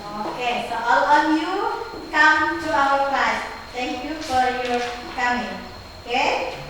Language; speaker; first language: English; non-native, learner; Indonesian